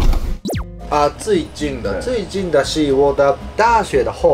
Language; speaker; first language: Chinese; non-native, fluent; Japanese